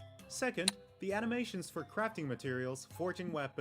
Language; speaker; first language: English; native; English